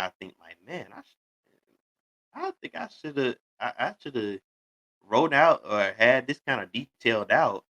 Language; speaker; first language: English; native; English